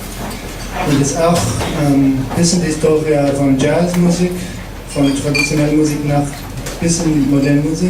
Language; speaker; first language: German; non-native, learner; English